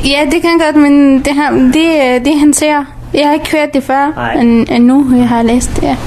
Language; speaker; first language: Danish; early bilingual, other home language; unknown